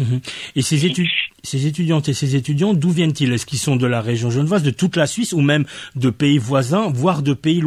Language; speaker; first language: French; native; French